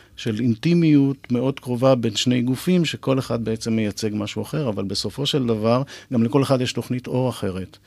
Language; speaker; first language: Hebrew; native; Hebrew